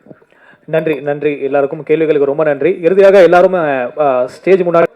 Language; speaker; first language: Tamil; native; Tamil